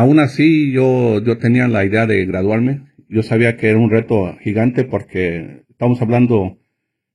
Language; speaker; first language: Spanish; native; Spanish